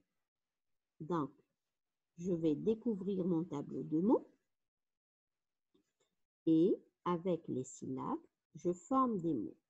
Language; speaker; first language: French; non-native, local second language; Arabic